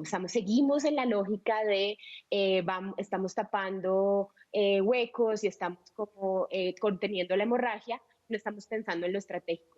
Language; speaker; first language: Spanish; native; Spanish